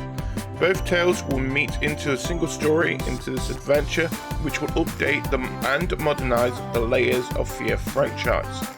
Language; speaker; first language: English; native; English